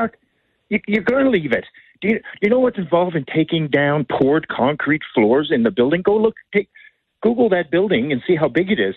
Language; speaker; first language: English; native; English